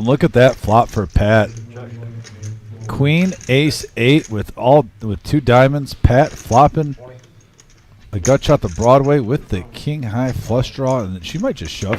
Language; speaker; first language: English; native; English